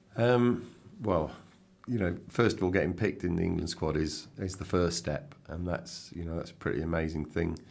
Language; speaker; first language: English; native; English